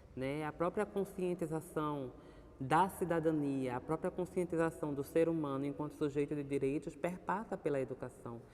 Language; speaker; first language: Portuguese; native; Portuguese